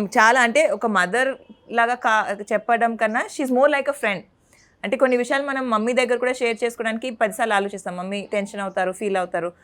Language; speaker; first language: Telugu; non-native, local second language; Urdu